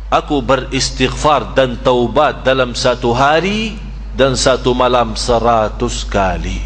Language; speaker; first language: Indonesian; non-native, fluent; Arabic